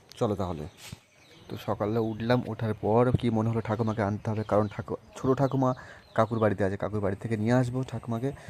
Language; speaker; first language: Bangla; non-native, local second language; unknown